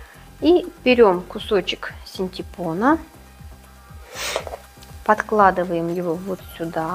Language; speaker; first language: Russian; native; Russian